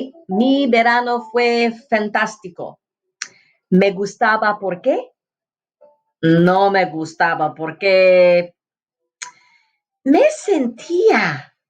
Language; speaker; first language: Spanish; non-native, fluent; English